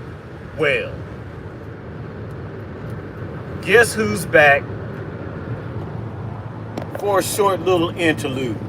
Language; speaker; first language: English; native; English